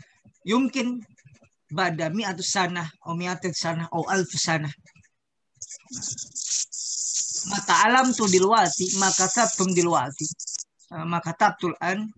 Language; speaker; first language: Arabic; non-native, learner; Indonesian